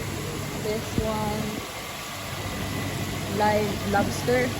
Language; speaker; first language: English; non-native, local second language; Filipino